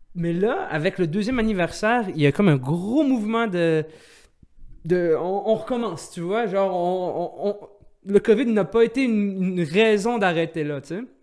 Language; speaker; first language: French; non-native, local second language; Arabic